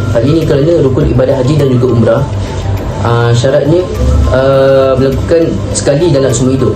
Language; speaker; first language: Malay; native; Malay